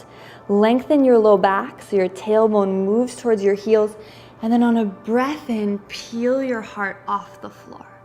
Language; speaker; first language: English; native; English